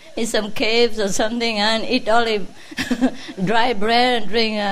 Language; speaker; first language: English; non-native, fluent; Vietnamese